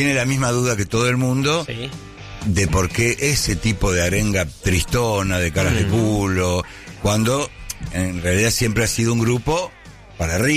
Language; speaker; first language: Spanish; native; Spanish